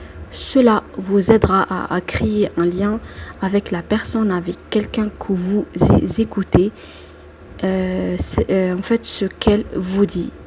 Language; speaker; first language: French; non-native, local second language; Arabic